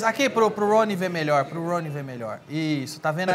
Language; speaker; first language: Portuguese; native; Portuguese